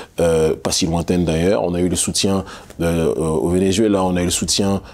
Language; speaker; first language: French; native; French